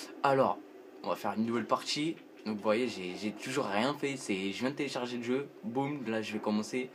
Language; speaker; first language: French; native; French